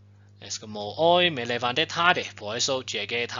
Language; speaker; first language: Spanish; non-native, fluent; Chinese